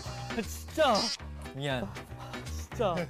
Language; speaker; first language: Korean; non-native, fluent; Chinese